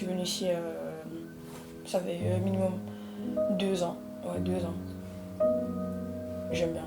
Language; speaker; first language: French; early bilingual, other home language; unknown